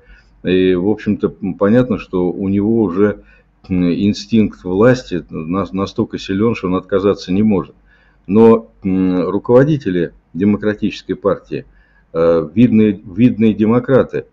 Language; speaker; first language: Russian; native; Russian